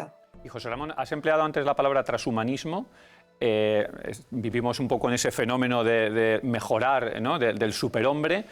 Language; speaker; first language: Spanish; native; Spanish